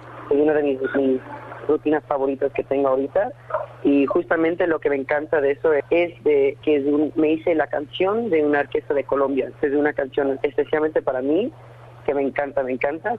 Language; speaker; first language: Spanish; early bilingual, heritage; Spanish